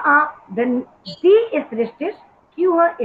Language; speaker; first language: German; non-native, learner; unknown